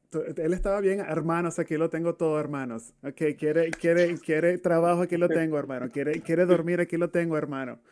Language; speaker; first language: Spanish; native; Spanish